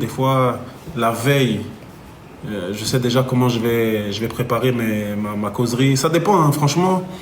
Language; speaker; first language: French; native; French